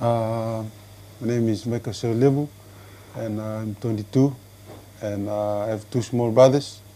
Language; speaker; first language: English; non-native, local second language; Fijian